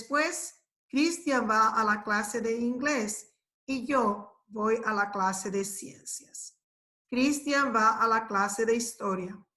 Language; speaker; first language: Spanish; non-native, fluent; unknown